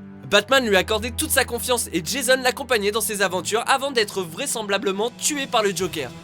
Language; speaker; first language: French; native; French